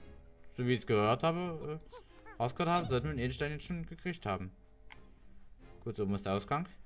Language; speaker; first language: German; native; German